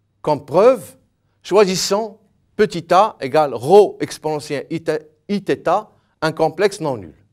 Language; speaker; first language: French; non-native, local second language; Arabic